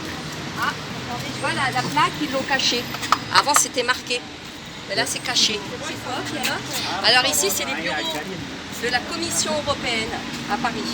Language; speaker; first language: French; native; French